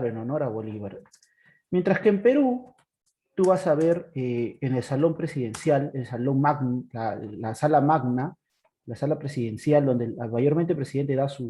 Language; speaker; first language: Spanish; native; Spanish